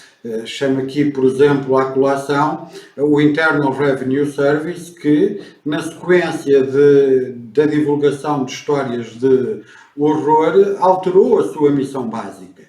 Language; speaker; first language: Portuguese; native; Portuguese